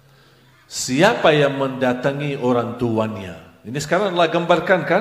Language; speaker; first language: Indonesian; non-native, fluent; Arabic